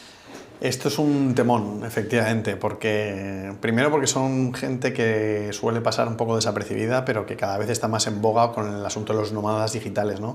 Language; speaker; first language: Spanish; native; Spanish